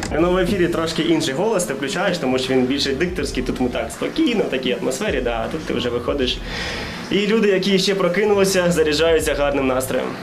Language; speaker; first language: Ukrainian; native; Ukrainian